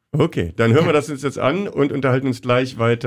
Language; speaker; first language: German; native; German